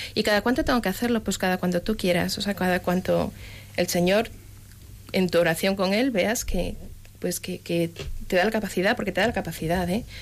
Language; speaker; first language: Spanish; native; Spanish